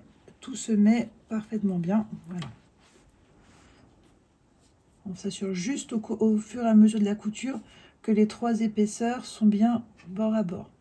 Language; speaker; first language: French; native; French